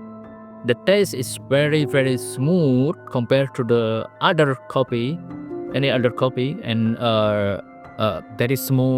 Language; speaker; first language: English; non-native, learner; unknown